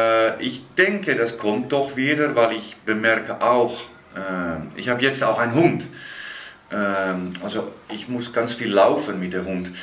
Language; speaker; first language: German; non-native, fluent; Dutch